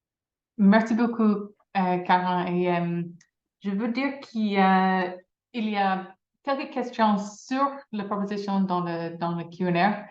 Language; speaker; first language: French; non-native, fluent; English